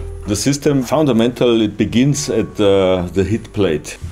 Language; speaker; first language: English; non-native, fluent; German